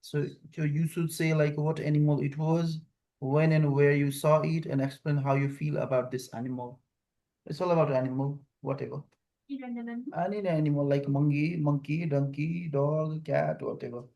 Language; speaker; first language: English; non-native, fluent; Nepali